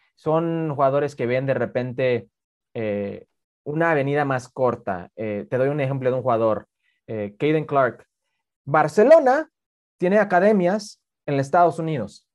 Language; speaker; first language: Spanish; early bilingual, heritage; Spanish